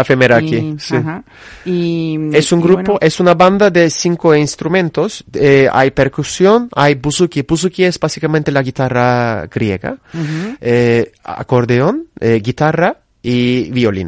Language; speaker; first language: Spanish; non-native, fluent; Turkish